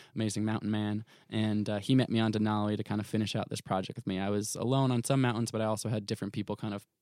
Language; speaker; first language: English; native; English